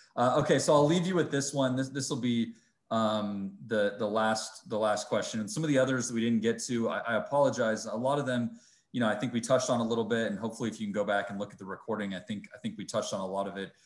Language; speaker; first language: English; native; English